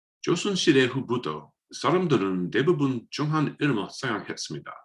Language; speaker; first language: Korean; non-native, learner; English